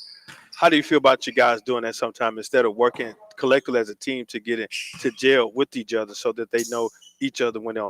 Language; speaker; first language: English; native; English